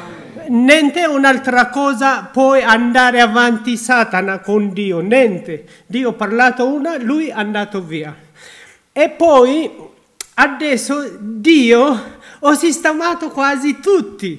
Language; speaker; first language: Italian; non-native, learner; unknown